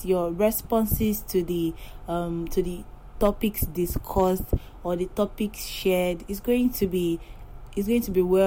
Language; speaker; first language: English; non-native, local second language; Yoruba